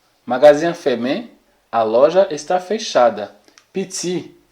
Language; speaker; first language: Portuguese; non-native, learner; Haitian Creole